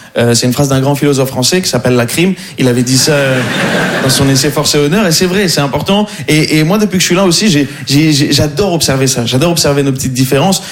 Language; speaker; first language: French; non-native, local second language; Arabic